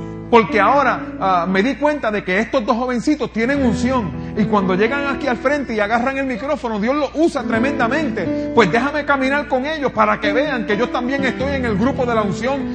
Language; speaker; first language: Spanish; native; Spanish